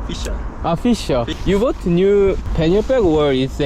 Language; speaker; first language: English; non-native, learner; Korean